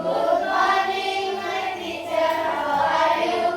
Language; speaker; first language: English; non-native, learner; Indonesian